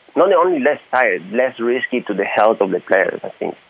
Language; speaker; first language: English; non-native, fluent; Spanish